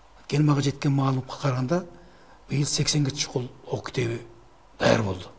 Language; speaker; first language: Kyrgyz; native; Kyrgyz